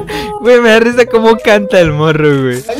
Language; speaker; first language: Spanish; native; Spanish